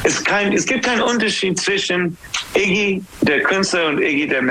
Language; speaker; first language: German; non-native, learner; English